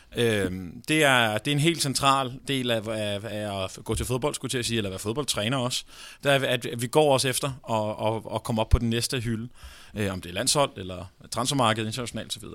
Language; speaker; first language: Danish; native; Danish